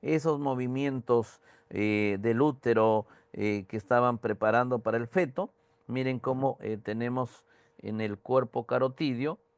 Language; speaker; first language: Spanish; native; Spanish